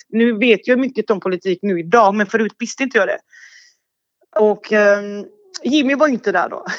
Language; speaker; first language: Swedish; early bilingual, other home language; Bosnian